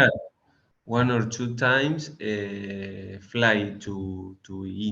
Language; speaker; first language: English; non-native, learner; Spanish